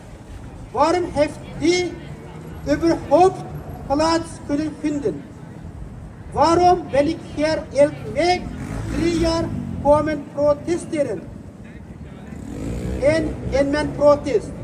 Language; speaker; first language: Dutch; non-native, learner; Uyghur